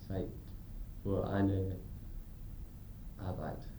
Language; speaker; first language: German; non-native, learner; English